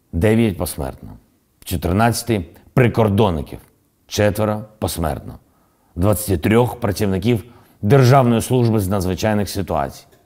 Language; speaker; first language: Ukrainian; non-native, local second language; Russian